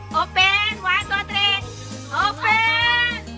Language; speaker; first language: English; non-native, local second language; Cebuano